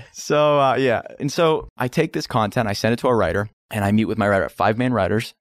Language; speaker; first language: English; native; English